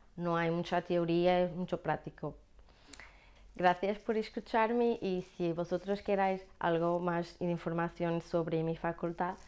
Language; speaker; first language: Spanish; non-native, learner; Portuguese